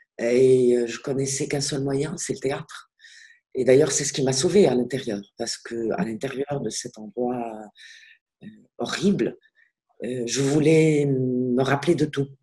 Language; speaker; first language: French; non-native, local second language; Arabic